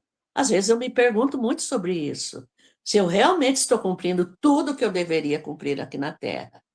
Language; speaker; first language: Portuguese; native; Portuguese